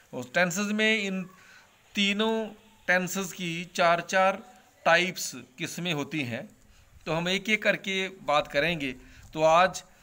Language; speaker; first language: Hindi; non-native, local second language; Punjabi